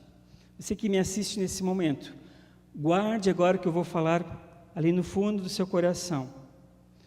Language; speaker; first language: Portuguese; native; Portuguese